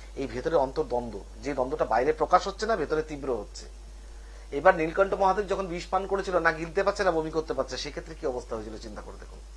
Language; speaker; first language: Bangla; native; Bangla